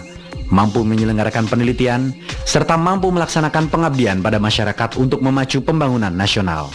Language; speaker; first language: Indonesian; native; Indonesian